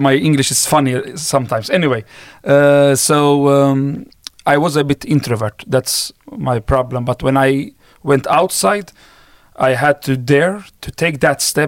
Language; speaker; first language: English; non-native, fluent; Swedish